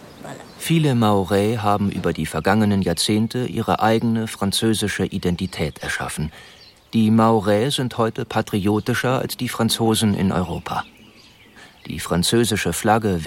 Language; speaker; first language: German; native; German